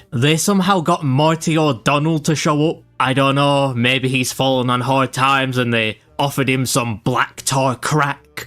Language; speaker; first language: English; native; English